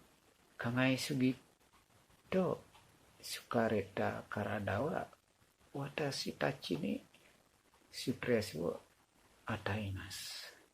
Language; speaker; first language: Japanese; non-native, learner; Indonesian